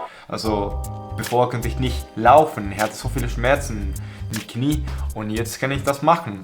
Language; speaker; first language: German; non-native, fluent; Spanish